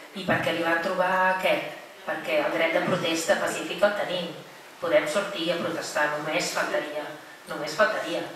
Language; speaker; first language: Catalan; native; Catalan